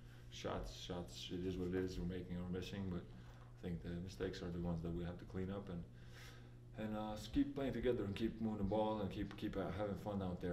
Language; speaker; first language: English; non-native, fluent; Latvian